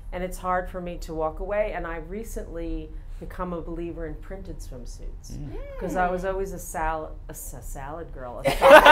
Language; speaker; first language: English; native; English